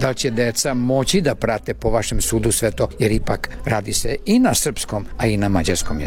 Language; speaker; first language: Serbian; native; Serbian